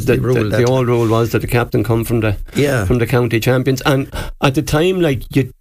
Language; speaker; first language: English; native; English